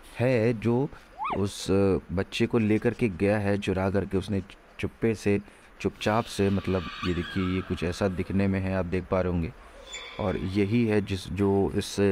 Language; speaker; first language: Hindi; native; Hindi